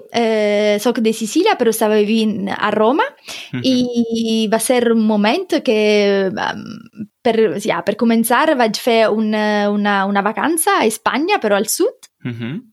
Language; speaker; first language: Catalan; non-native, fluent; Italian